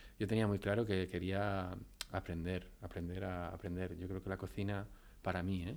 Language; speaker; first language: Spanish; native; Spanish